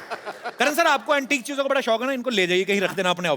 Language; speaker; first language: Hindi; native; Hindi